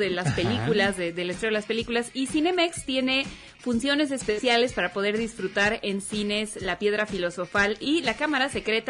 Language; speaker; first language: Spanish; native; Spanish